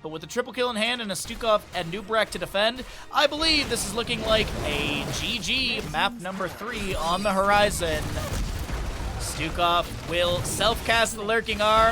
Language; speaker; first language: English; native; English